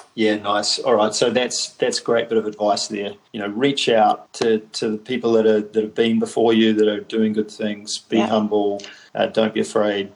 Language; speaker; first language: English; native; English